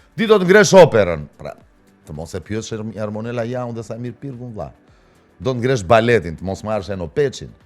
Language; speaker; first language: Albanian; native; Albanian